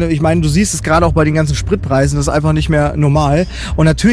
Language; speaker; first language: German; native; German